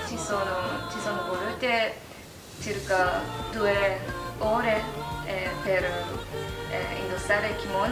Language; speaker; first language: Italian; non-native, learner; Japanese